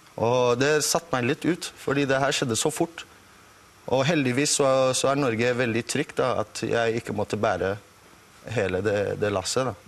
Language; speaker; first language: Norwegian; non-native, fluent; English